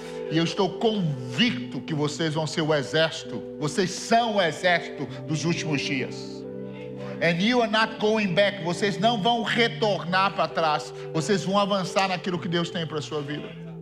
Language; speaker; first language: Portuguese; native; Portuguese